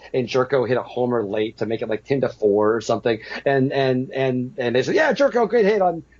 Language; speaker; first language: English; native; English